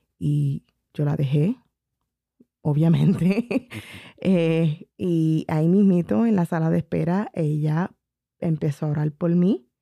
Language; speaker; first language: Spanish; early bilingual, heritage; Spanish